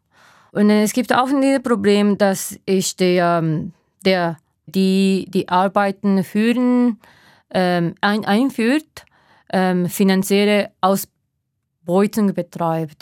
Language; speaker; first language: German; non-native, fluent; Japanese